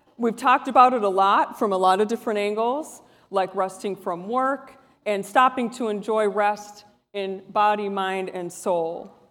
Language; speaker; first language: English; native; English